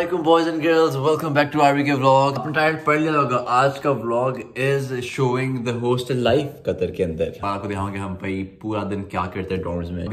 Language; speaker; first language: Urdu; native; Urdu